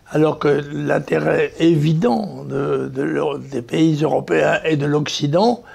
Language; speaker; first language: French; native; French